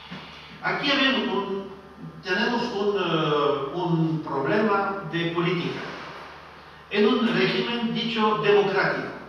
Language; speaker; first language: Spanish; non-native, fluent; French